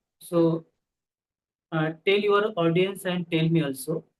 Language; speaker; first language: English; non-native, local second language; Marathi